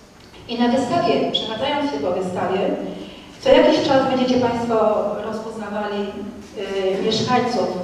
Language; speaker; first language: Polish; native; Polish